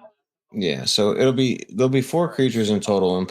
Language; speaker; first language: English; native; English